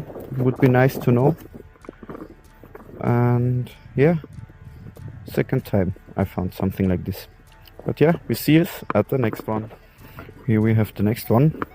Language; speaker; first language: English; non-native, learner; German